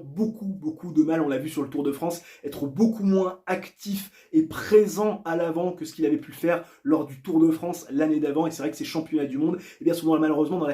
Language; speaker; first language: French; native; French